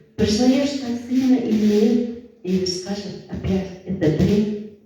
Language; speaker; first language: Russian; non-native, local second language; Kazakh